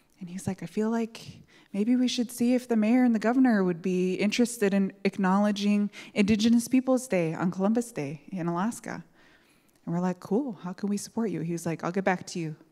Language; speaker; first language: English; native; English